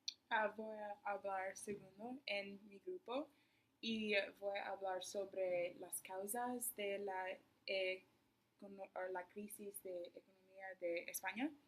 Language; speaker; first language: Spanish; non-native, learner; English